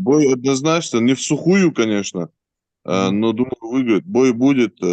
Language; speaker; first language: Russian; native; Russian